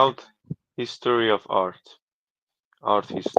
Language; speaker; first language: English; non-native, learner; Persian